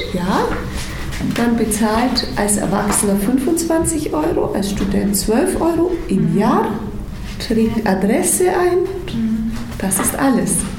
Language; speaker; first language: German; native; German